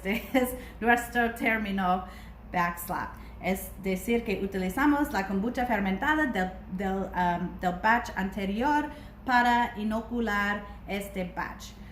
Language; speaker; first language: Spanish; non-native, learner; English